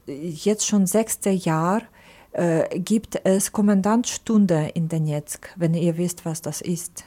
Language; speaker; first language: German; non-native, fluent; Ukrainian